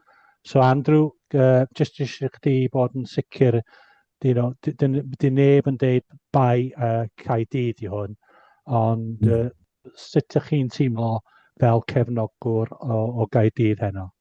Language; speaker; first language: Welsh; non-native, fluent; English